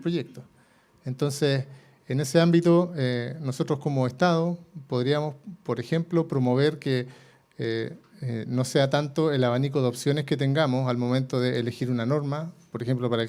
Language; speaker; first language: Spanish; native; Spanish